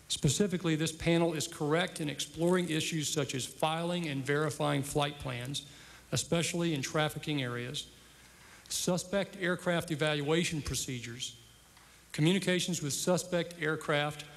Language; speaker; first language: English; native; English